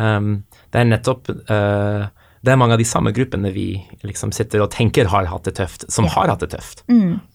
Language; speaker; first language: Norwegian; native; Norwegian